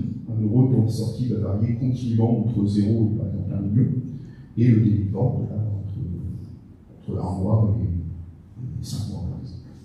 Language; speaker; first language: French; native; French